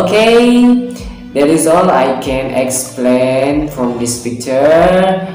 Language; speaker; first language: English; non-native, learner; Indonesian